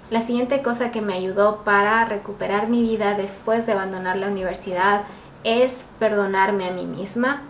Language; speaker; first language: Spanish; native; Spanish